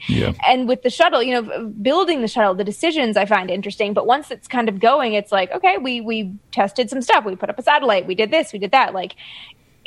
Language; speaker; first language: English; native; English